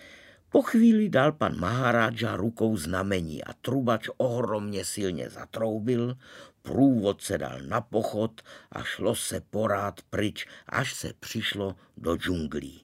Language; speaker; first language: Czech; native; Czech